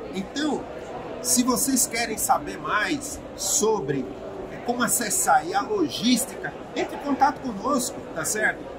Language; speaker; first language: Portuguese; native; Portuguese